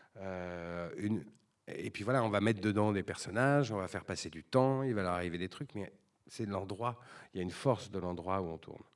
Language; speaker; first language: French; native; French